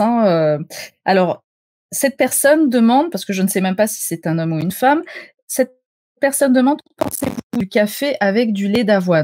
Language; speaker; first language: French; native; French